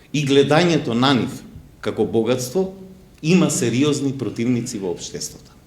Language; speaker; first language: Macedonian; non-native, local second language; Albanian